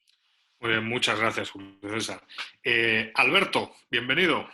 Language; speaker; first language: Spanish; native; Spanish